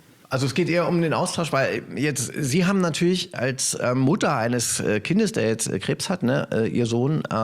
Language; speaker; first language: German; native; German